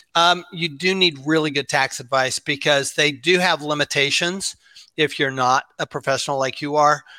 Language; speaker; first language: English; native; English